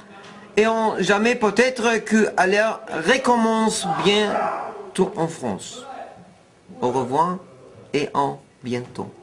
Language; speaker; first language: French; non-native, learner; German